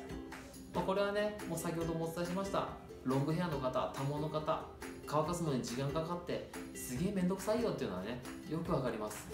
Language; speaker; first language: Japanese; native; Japanese